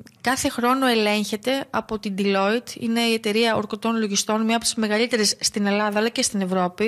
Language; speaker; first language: Greek; native; Greek